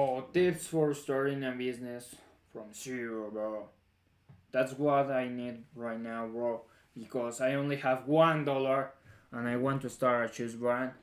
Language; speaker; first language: English; non-native, fluent; Spanish